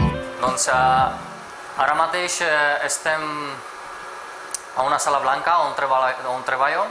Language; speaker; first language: Catalan; non-native, fluent; Czech